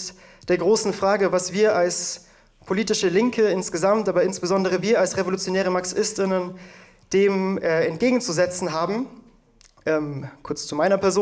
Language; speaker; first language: German; native; German